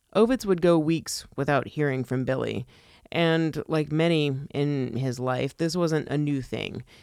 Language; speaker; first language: English; early bilingual, other home language; Italian